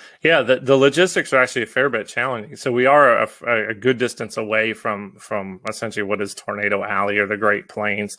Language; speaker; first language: English; native; English